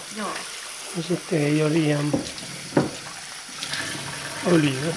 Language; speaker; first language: Finnish; non-native, learner; Japanese